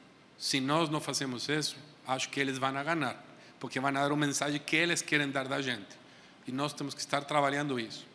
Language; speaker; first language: Portuguese; non-native, fluent; Spanish